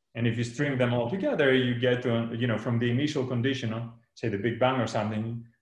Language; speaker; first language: English; non-native, fluent; Greek